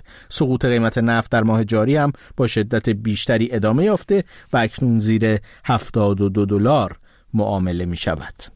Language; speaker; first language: Persian; native; Persian